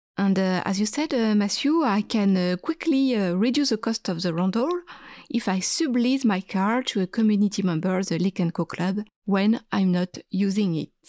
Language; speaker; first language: English; non-native, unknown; French